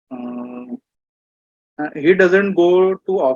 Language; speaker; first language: English; non-native, learner; Hindi